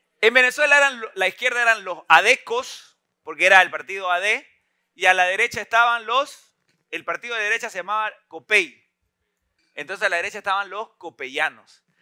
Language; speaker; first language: Spanish; native; Spanish